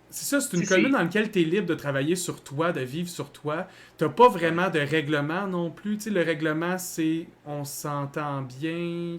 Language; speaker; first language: French; native; French